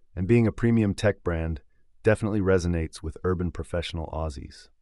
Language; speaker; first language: English; native; English